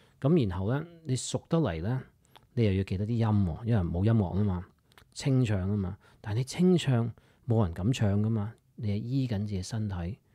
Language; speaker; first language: Cantonese; early bilingual, heritage; Cantonese